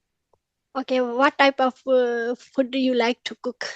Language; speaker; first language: English; non-native, learner; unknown